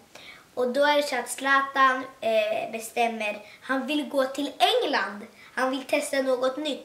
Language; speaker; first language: Swedish; early bilingual, other home language; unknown